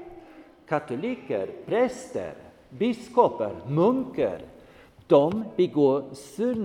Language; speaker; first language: Swedish; non-native, fluent; German